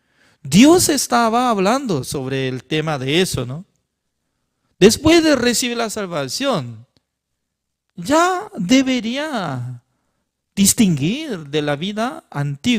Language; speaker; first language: Spanish; non-native, learner; Korean